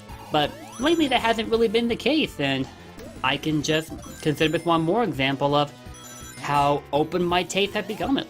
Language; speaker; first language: English; native; English